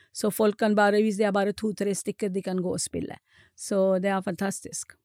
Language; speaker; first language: Norwegian; non-native, fluent; Marathi